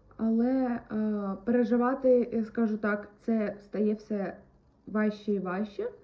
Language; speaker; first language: Ukrainian; native; Ukrainian